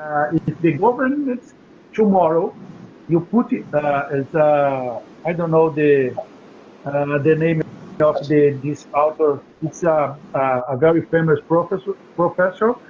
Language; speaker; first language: English; non-native, learner; Portuguese